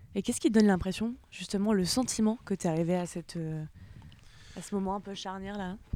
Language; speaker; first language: French; native; French